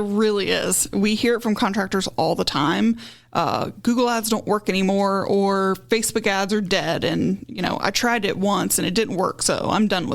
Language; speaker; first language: English; native; English